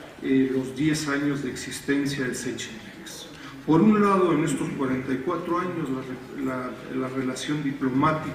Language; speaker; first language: Spanish; native; Spanish